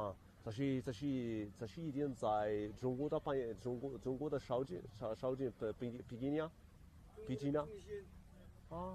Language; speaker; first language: Chinese; non-native, learner; Arabic